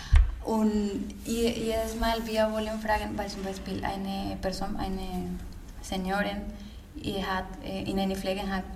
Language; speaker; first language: German; non-native, learner; Spanish